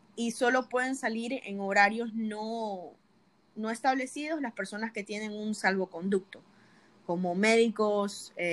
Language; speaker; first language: Spanish; native; Spanish